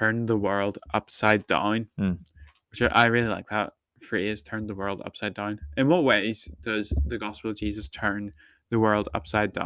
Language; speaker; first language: English; native; English